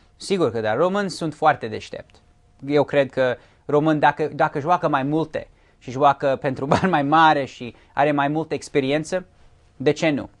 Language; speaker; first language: Romanian; early bilingual, heritage; Romanian